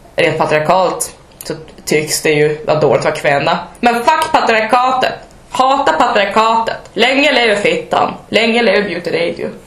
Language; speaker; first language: Swedish; native; Swedish